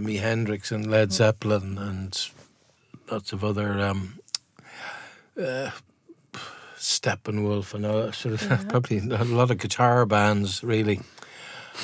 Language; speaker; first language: English; native; English